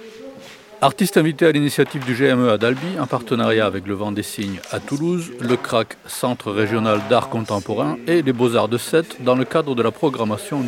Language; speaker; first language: French; native; French